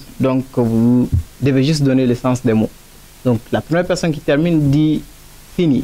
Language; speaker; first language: French; non-native, local second language; Bambara